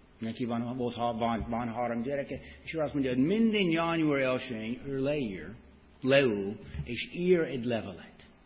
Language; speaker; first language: Hungarian; non-native, fluent; English